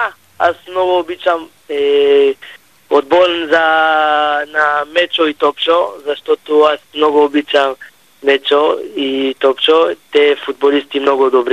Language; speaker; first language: Bulgarian; non-native, learner; Hebrew